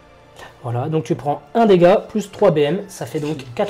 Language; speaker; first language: French; native; French